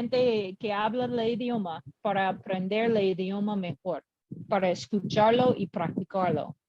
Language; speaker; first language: Spanish; non-native, learner; English